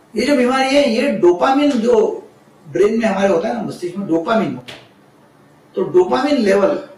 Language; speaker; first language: Hindi; non-native, local second language; Marathi